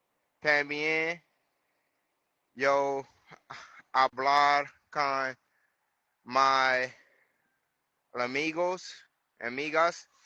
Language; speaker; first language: Spanish; non-native, learner; English